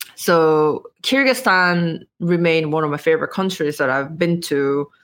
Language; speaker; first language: English; non-native, fluent; Korean